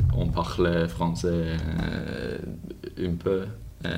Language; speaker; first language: French; non-native, learner; Swedish